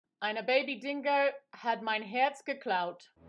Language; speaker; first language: German; non-native, fluent; English